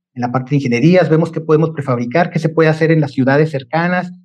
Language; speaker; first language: Spanish; native; Spanish